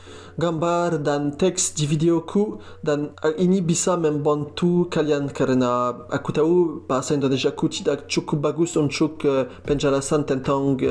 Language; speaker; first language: Indonesian; non-native, learner; French